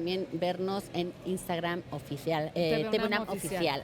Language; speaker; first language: Spanish; native; Spanish